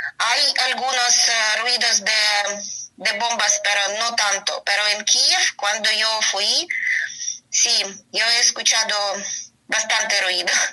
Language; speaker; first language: Spanish; non-native, learner; Ukrainian